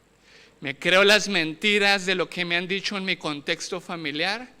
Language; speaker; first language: Spanish; native; Spanish